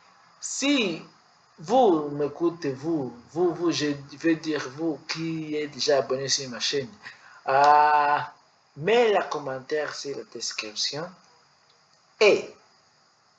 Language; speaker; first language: French; non-native, learner; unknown